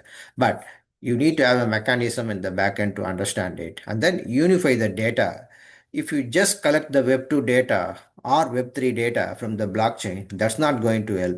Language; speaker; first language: English; non-native, local second language; Tamil